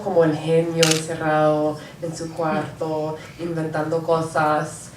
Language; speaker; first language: Spanish; non-native, local second language; English